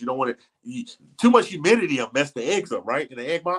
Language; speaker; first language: English; native; English